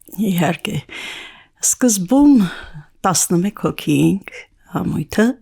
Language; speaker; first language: Armenian; native; Armenian